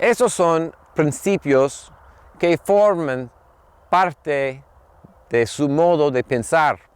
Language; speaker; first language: Spanish; non-native, fluent; English